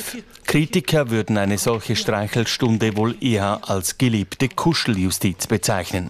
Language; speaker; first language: German; native; German